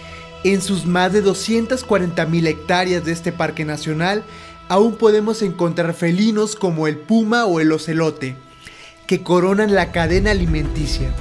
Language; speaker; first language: Spanish; native; Spanish